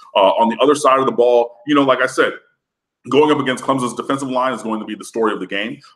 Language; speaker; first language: English; native; English